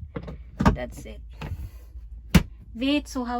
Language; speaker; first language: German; non-native, learner; Filipino